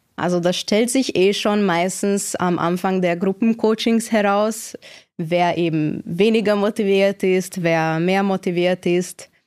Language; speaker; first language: German; non-native, fluent; Hungarian